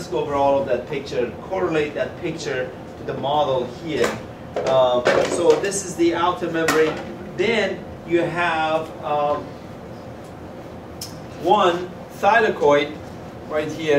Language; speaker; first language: English; non-native, fluent; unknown